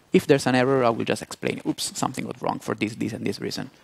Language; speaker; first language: English; non-native, fluent; Italian